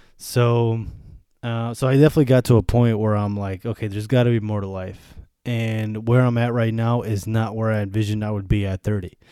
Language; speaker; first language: English; early bilingual, other home language; Bosnian